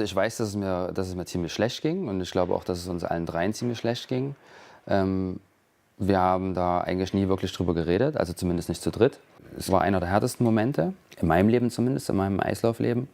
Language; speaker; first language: German; native; German